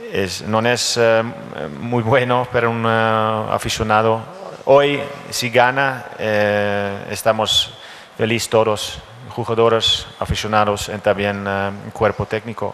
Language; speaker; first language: Spanish; non-native, learner; Dutch